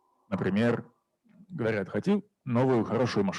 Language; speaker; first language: Russian; native; Russian